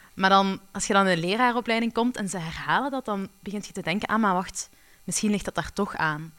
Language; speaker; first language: Dutch; early bilingual, other home language; Arabic